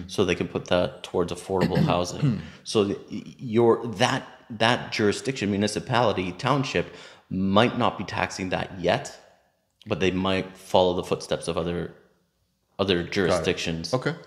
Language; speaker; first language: English; native; English